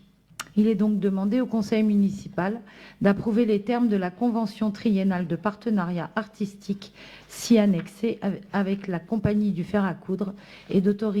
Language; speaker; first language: French; native; French